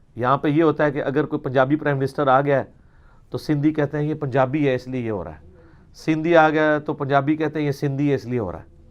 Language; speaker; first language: Urdu; native; Urdu